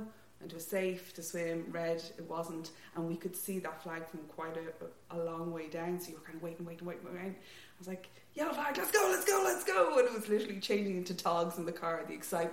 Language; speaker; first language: English; native; English